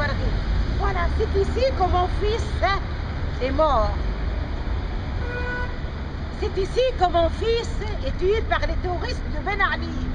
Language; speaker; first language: French; non-native, local second language; Arabic